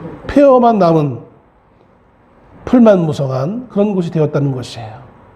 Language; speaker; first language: Korean; native; Korean